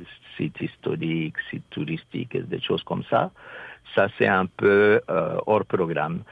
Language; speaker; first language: French; non-native, fluent; Spanish